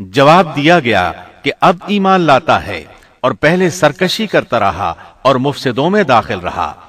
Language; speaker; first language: Urdu; native; Urdu